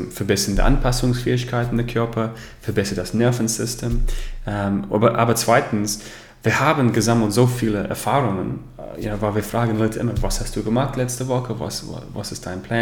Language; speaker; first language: German; non-native, learner; English